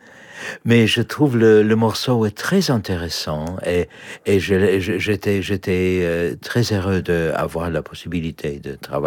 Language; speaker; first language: French; non-native, fluent; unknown